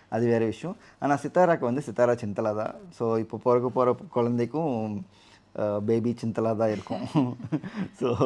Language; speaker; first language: Tamil; non-native, local second language; Telugu